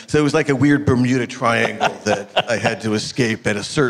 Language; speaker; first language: English; native; English